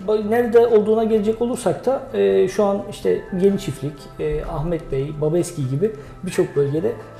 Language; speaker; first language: Turkish; native; Turkish